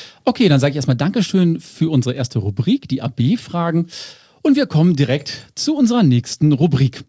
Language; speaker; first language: German; native; German